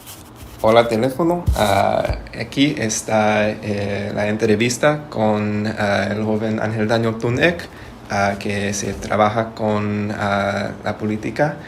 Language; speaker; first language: Spanish; non-native, learner; English